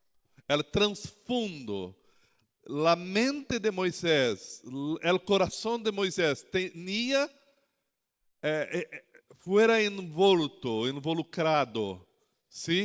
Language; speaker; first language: Spanish; non-native, learner; Portuguese